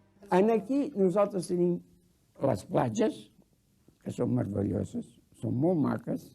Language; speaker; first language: Catalan; early bilingual, heritage; Catalan